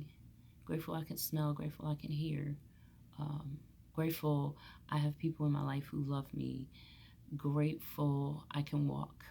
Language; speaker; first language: English; native; English